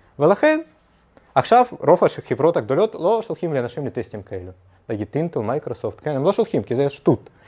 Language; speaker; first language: Hebrew; non-native, fluent; Russian